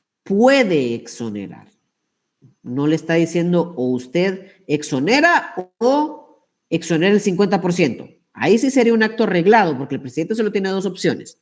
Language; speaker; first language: Spanish; native; Spanish